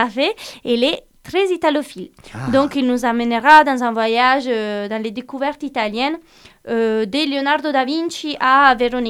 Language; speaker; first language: French; non-native, fluent; Italian